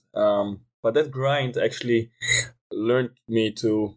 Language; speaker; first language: English; non-native, fluent; Dutch